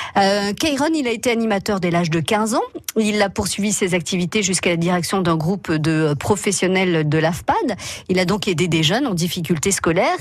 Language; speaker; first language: French; native; French